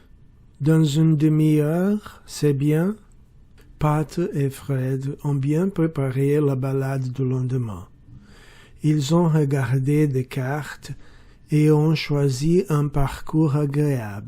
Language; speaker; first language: French; non-native, learner; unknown